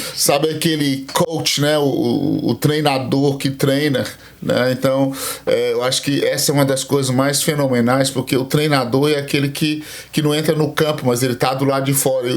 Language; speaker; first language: Portuguese; native; Portuguese